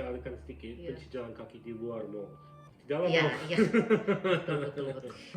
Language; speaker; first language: Indonesian; non-native, fluent; English